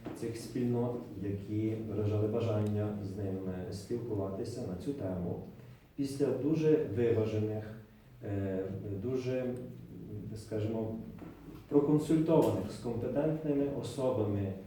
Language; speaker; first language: Ukrainian; native; Ukrainian